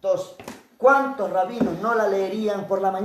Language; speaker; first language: Spanish; native; Spanish